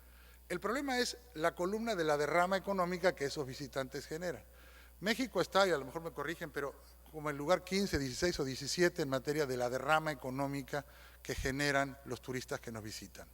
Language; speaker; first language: Spanish; native; Spanish